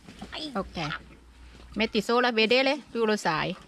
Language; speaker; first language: Italian; non-native, learner; Thai